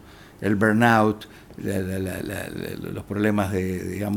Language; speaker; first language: Spanish; native; Spanish